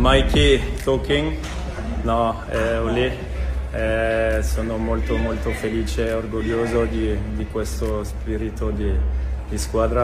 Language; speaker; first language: Italian; non-native, fluent; French